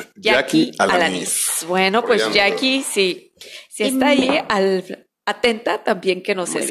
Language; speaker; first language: Spanish; native; Spanish